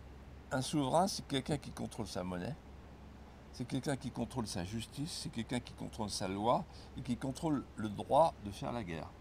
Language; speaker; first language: French; native; French